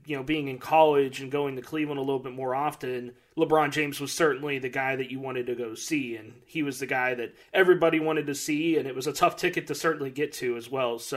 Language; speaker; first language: English; native; English